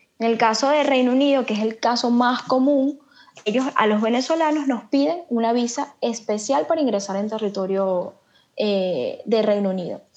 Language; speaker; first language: Spanish; native; Spanish